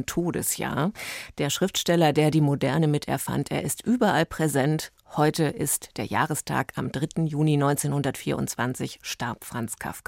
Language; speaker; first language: German; native; German